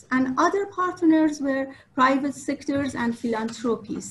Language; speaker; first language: English; non-native, fluent; Persian